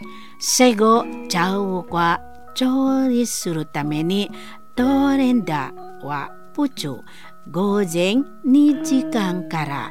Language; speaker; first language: Japanese; non-native, learner; Indonesian